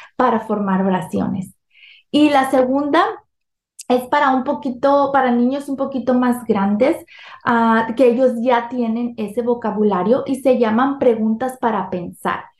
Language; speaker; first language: Spanish; native; Spanish